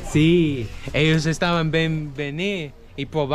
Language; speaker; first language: Spanish; non-native, learner; English